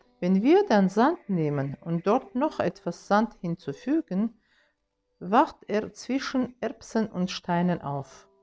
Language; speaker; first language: German; non-native, fluent; Russian